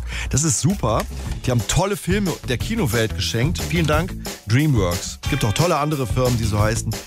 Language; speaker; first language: German; native; German